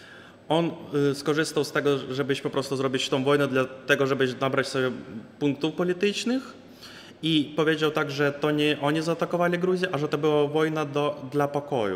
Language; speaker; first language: Polish; non-native, fluent; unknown